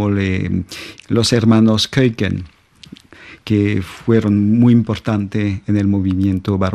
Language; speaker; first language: Spanish; non-native, fluent; French